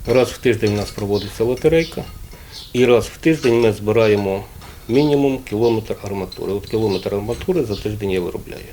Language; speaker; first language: Ukrainian; native; Ukrainian